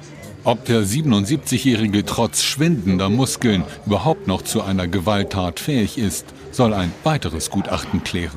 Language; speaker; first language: German; native; German